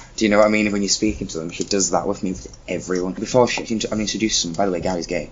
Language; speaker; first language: English; native; English